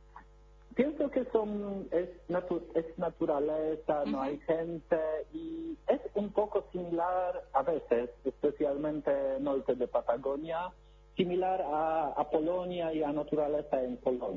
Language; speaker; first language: Spanish; non-native, learner; Polish